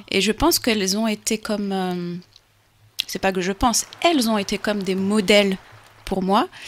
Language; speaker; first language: French; early bilingual, heritage; French